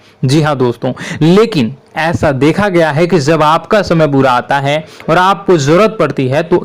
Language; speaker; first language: Hindi; native; Hindi